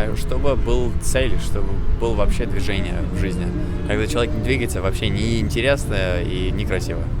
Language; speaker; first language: Russian; non-native, fluent; English